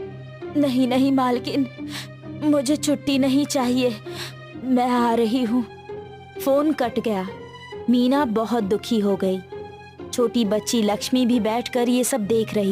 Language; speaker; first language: Hindi; native; Hindi